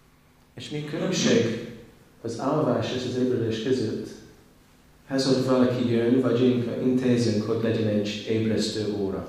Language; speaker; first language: Hungarian; non-native, learner; English